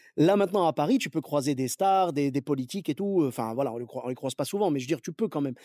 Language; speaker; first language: French; native; French